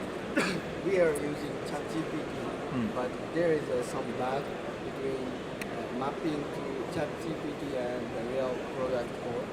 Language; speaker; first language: English; non-native, learner; Japanese